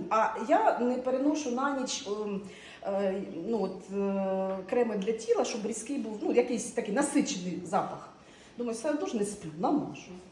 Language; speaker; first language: Ukrainian; non-native, local second language; Russian